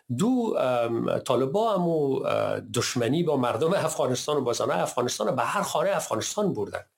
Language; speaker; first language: Persian; native; Persian